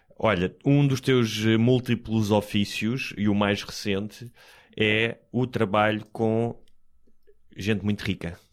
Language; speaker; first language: Portuguese; native; Portuguese